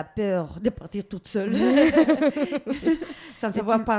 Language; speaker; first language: French; non-native, learner; Spanish